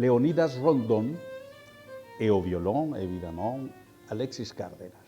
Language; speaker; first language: French; non-native, fluent; Spanish